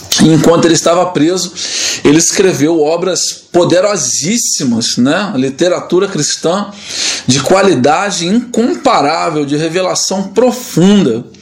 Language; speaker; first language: Portuguese; native; Portuguese